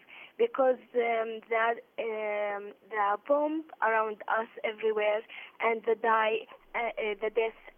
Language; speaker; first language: English; non-native, learner; Arabic